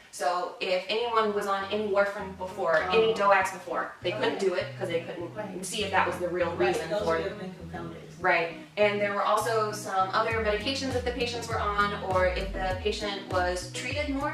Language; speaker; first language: English; native; English